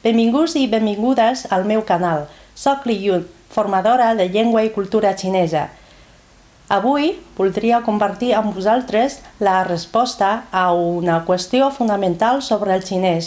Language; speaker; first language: Catalan; non-native, fluent; Chinese